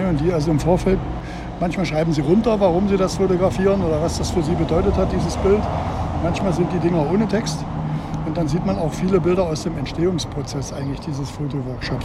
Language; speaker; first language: German; native; German